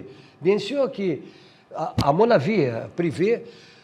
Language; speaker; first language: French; non-native, fluent; Portuguese